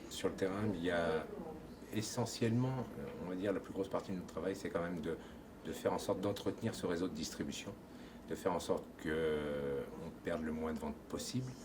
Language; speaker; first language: French; native; French